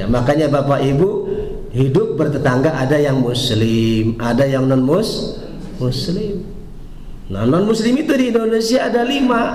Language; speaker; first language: Indonesian; native; Indonesian